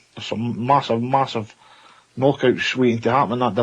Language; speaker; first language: English; native; English